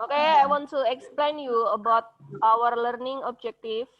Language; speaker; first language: English; non-native, fluent; Indonesian